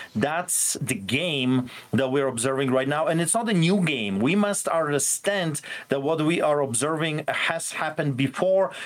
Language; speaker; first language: English; non-native, fluent; Polish